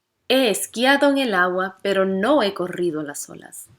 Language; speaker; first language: Spanish; non-native, fluent; English